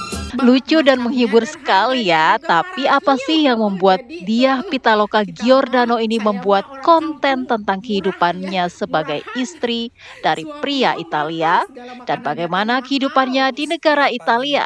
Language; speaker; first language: Indonesian; native; Indonesian